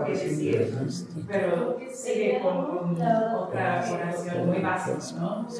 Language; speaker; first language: Spanish; non-native, learner; English